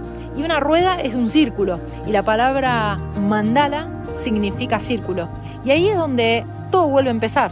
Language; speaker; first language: Spanish; native; Spanish